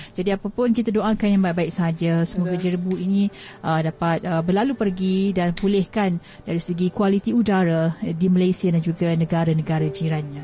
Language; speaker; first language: Malay; native; Malay